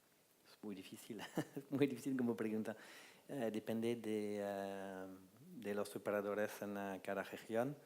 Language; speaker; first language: Spanish; non-native, fluent; French